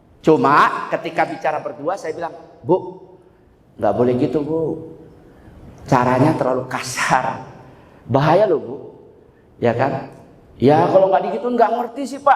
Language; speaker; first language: Indonesian; native; Indonesian